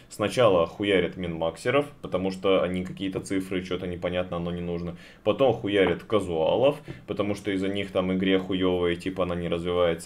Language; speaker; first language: Russian; native; Russian